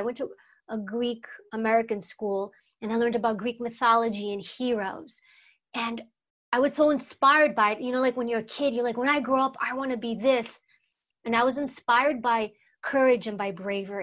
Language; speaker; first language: English; early bilingual, other home language; Greek